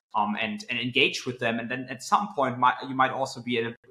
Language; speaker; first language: English; non-native, fluent; German